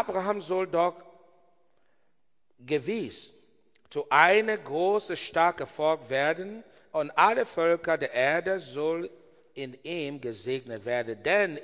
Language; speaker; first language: German; non-native, learner; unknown